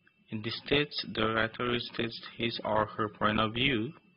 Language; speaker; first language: English; non-native, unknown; Indonesian